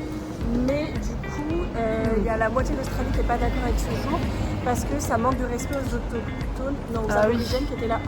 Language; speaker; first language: French; native; French